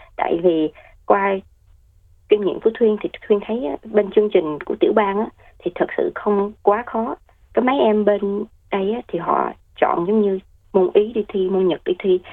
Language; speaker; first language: Vietnamese; early bilingual, heritage; Vietnamese